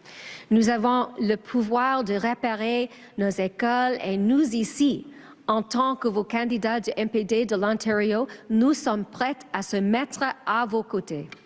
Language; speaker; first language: French; non-native, learner; English